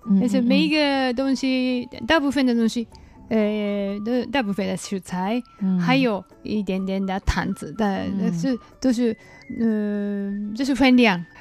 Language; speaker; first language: Chinese; non-native, learner; Japanese